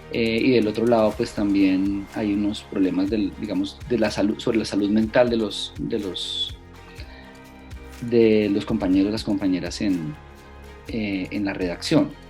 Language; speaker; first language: Spanish; native; Spanish